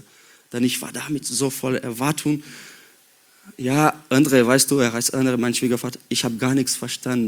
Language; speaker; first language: German; non-native, learner; Portuguese